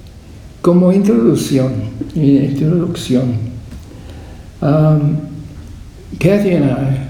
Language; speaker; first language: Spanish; non-native, fluent; English